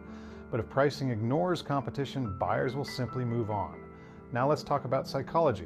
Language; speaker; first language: English; native; English